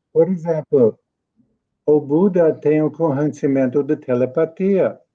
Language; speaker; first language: Portuguese; non-native, learner; English